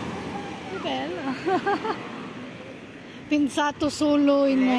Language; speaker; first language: Italian; non-native, learner; Filipino